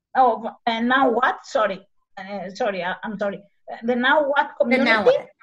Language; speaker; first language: English; non-native, fluent; Greek